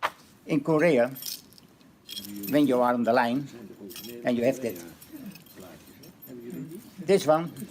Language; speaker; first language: English; non-native, learner; Dutch